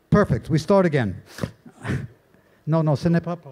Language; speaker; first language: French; non-native, learner; English